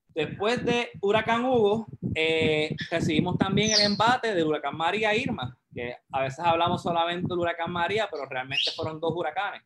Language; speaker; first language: Spanish; native; Spanish